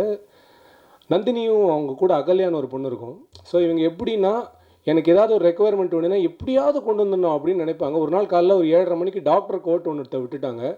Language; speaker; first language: Tamil; native; Tamil